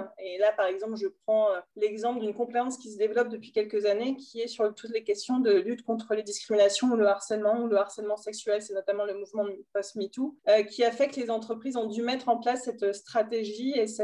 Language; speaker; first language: French; native; French